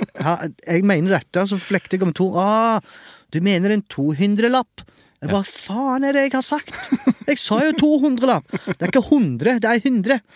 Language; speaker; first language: Norwegian; early bilingual, other home language; Arabic